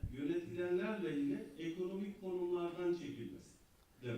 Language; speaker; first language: Turkish; native; Turkish